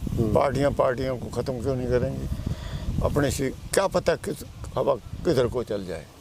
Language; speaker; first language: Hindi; non-native, local second language; Punjabi